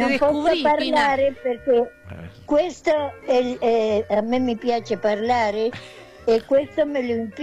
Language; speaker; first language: Italian; early bilingual, heritage; Spanish